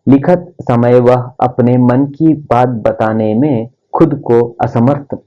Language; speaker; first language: Hindi; non-native, local second language; Kannada